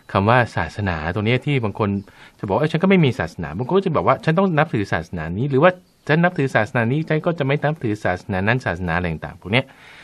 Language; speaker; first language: Thai; native; Thai